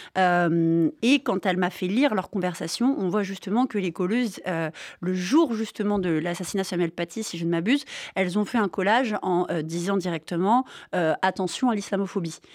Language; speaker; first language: French; native; French